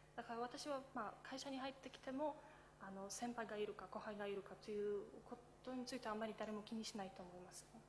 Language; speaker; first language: Japanese; non-native, fluent; Polish